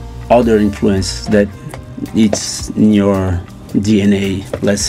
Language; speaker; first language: English; non-native, fluent; Portuguese